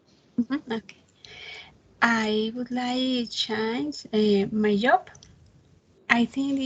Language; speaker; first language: English; non-native, learner; Spanish